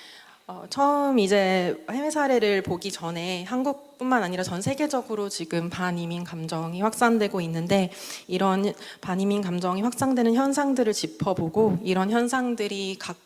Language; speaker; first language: Korean; native; Korean